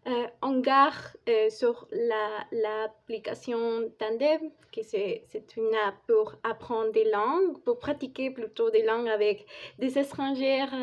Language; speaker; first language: French; non-native, fluent; Spanish